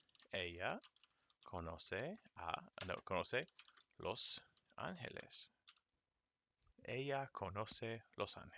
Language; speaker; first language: Spanish; non-native, fluent; English